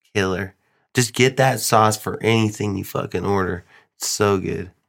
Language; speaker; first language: English; early bilingual, other home language; Filipino